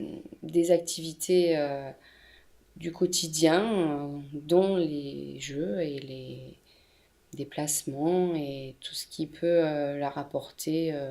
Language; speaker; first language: French; native; French